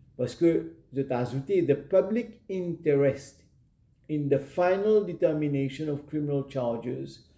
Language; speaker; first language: English; non-native, local second language; Morisyen